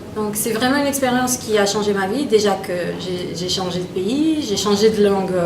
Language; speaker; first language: French; non-native, fluent; Portuguese